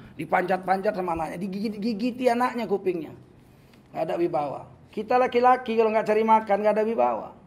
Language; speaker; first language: Indonesian; native; Indonesian